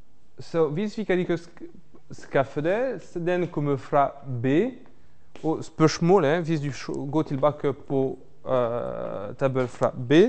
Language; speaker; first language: Norwegian; non-native, fluent; French